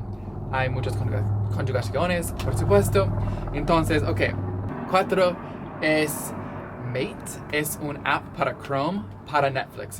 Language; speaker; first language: Spanish; non-native, learner; English